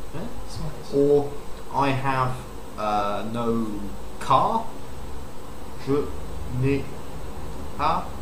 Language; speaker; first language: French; non-native, fluent; English